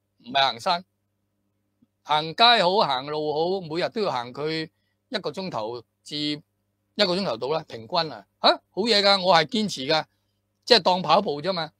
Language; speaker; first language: Chinese; non-native, local second language; Cantonese